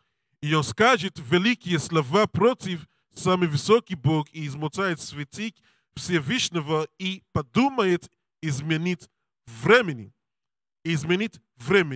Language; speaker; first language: Russian; non-native, learner; English